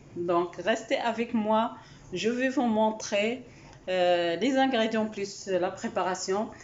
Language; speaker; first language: French; non-native, local second language; Arabic